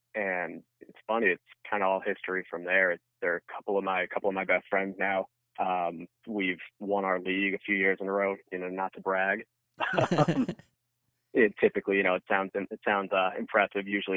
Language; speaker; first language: English; native; English